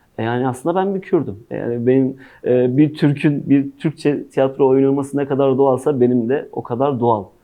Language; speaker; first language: Turkish; non-native, local second language; Kurdish